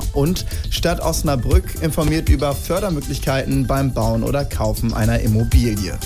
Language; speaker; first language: German; native; German